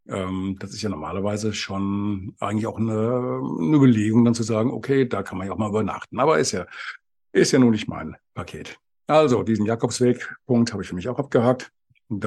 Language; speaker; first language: German; native; German